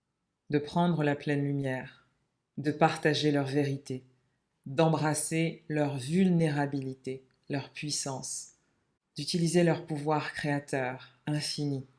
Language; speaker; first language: French; native; French